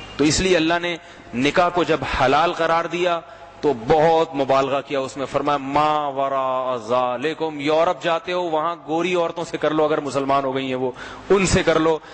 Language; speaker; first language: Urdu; native; Urdu